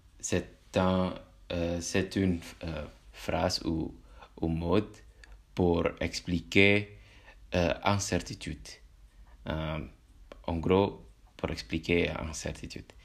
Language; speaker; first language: French; non-native, learner; Indonesian